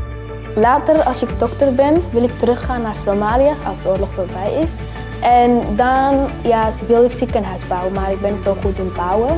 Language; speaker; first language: Dutch; early bilingual, other home language; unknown